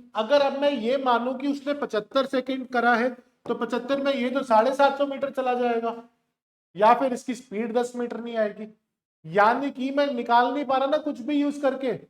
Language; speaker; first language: Hindi; native; Hindi